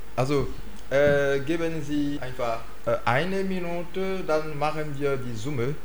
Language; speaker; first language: German; non-native, fluent; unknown